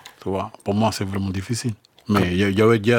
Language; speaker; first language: French; non-native, learner; Spanish